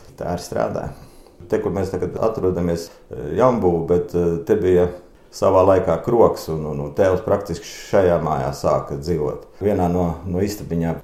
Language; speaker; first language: Latvian; native; Latvian